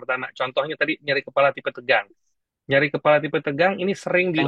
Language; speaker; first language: Indonesian; native; Indonesian